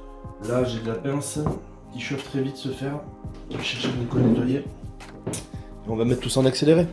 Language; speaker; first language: French; native; French